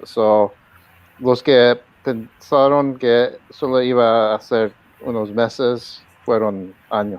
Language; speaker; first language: Spanish; early bilingual, heritage; Spanish